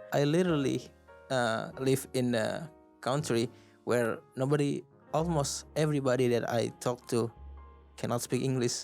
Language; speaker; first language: English; non-native, learner; Indonesian